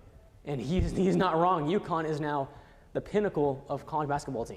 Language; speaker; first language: English; native; English